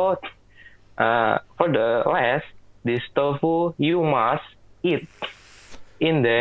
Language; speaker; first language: English; non-native, learner; Indonesian